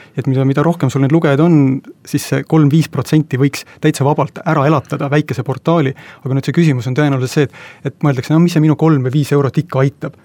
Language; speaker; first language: Estonian; native; Estonian